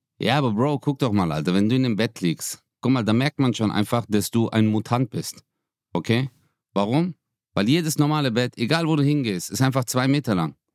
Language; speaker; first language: German; early bilingual, other home language; Turkish